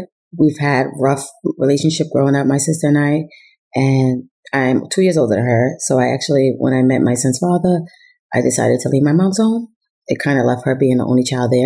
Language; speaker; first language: English; native; English